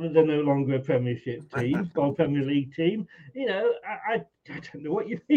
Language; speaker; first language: English; native; English